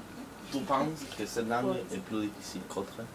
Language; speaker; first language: French; non-native, learner; Spanish